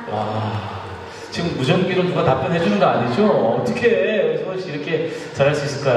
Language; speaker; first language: Korean; native; Korean